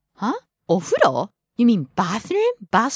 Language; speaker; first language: English; non-native, fluent; Japanese